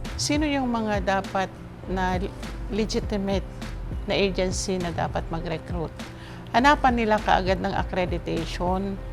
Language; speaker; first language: Filipino; non-native, local second language; Tausug